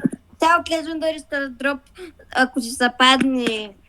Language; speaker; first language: Bulgarian; native; Bulgarian